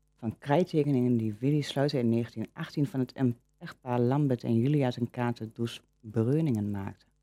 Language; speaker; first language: Dutch; native; Dutch